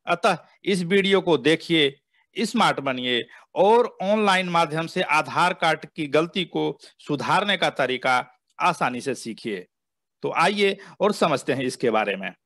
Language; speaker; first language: Hindi; native; Hindi